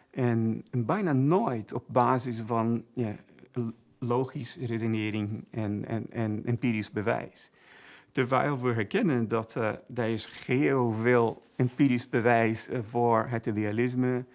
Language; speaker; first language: Dutch; non-native, fluent; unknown